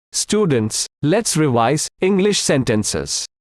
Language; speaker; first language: English; non-native, local second language; Hindi